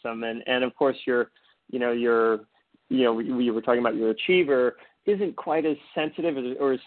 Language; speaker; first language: English; native; English